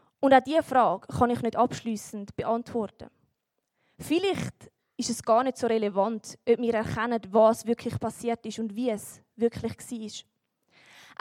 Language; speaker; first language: German; native; German